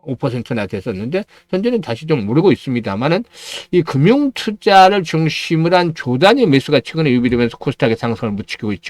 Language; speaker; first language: Korean; native; Korean